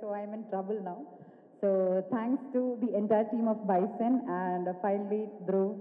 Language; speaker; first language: Tamil; non-native, local second language; Malayalam